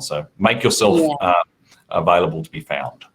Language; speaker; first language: English; native; English